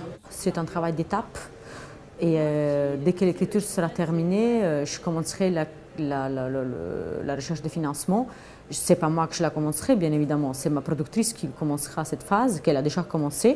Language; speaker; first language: French; non-native, fluent; Italian